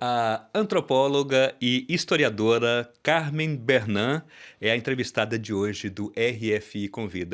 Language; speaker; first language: Portuguese; native; Portuguese